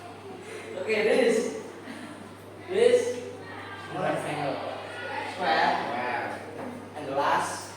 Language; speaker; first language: English; non-native, learner; Indonesian